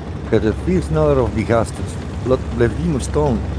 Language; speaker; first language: Dutch; native; Dutch